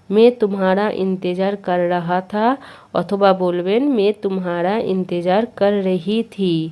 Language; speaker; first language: Hindi; non-native, fluent; Bangla